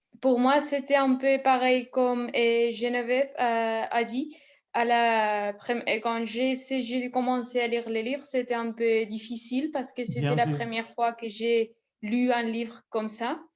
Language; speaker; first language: French; non-native, learner; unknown